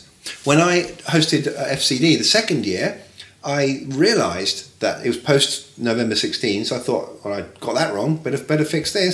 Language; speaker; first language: English; native; English